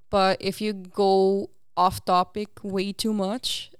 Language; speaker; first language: English; non-native, fluent; Papiamento